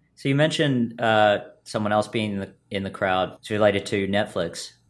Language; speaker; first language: English; native; English